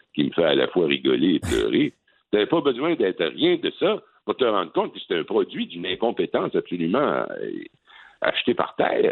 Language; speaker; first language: French; native; French